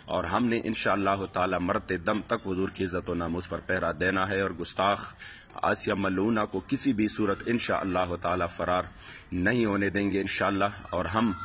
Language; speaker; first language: Urdu; non-native, local second language; Punjabi